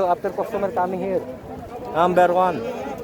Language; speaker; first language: English; non-native, learner; Filipino